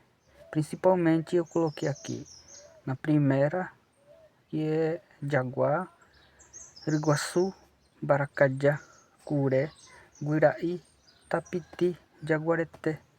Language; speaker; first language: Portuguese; non-native, local second language; Guarani